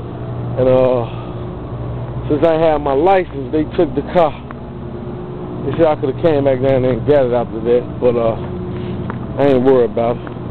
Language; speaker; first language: English; native; English